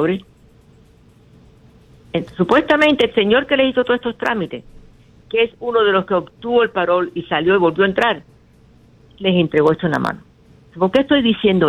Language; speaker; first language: Spanish; native; Spanish